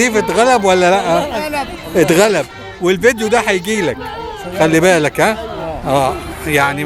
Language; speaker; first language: Arabic; native; Arabic